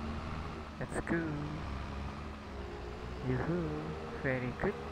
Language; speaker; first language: English; non-native, learner; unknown